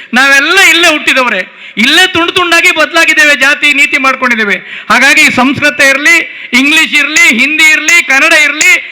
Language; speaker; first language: Kannada; non-native, local second language; Tulu